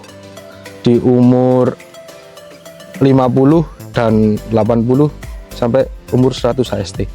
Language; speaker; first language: Indonesian; non-native, local second language; Javanese